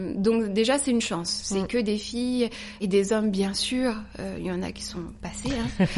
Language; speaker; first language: French; native; French